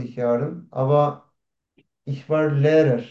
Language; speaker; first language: German; non-native, learner; Turkish